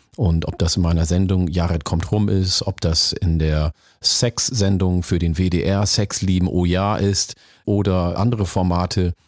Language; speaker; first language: German; early bilingual, other home language; Oromo